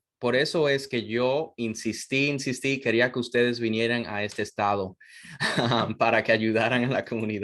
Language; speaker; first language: Spanish; non-native, fluent; English